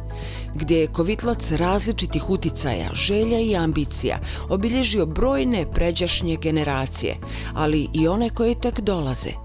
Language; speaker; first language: Bosnian; native; Bosnian